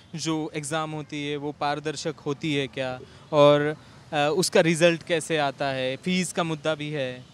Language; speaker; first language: Hindi; non-native, local second language; Marathi